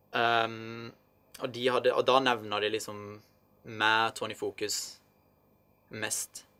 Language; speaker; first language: Norwegian; early bilingual, other home language; Arabic